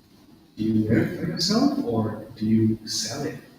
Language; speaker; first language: English; non-native, fluent; Indonesian